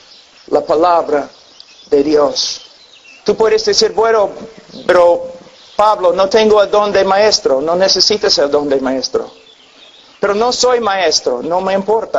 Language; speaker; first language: Spanish; non-native, fluent; English